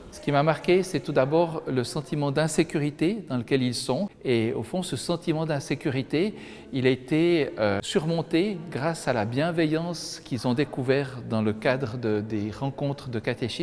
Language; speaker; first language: French; native; French